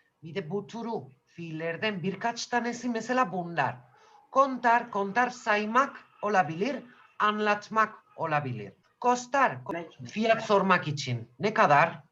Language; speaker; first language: Turkish; non-native, fluent; Spanish